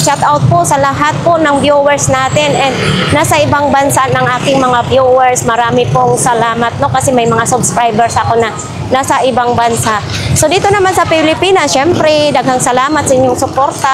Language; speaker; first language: Filipino; native; Filipino